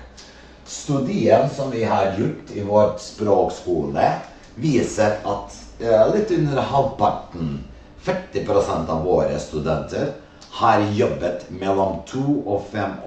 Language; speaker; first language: Norwegian; non-native, fluent; Serbian